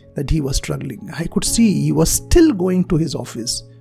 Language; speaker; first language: English; non-native, local second language; Marathi